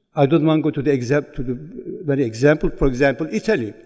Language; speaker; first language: English; non-native, fluent; Turkish